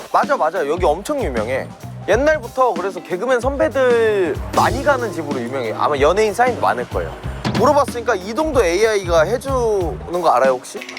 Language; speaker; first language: Korean; native; Korean